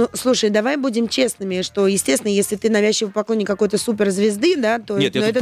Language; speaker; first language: Russian; native; Russian